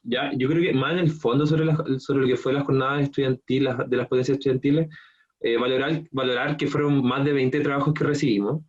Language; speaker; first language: Spanish; native; Spanish